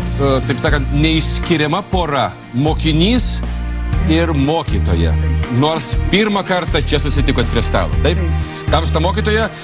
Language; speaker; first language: Lithuanian; native; Lithuanian